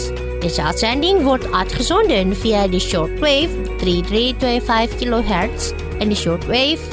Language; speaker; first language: Dutch; non-native, fluent; Indonesian